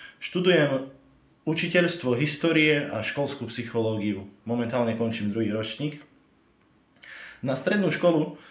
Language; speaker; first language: Slovak; native; Slovak